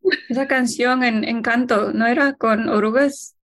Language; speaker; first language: Spanish; early bilingual, heritage; Spanish